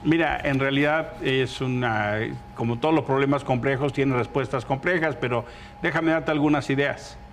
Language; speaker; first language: Spanish; native; Spanish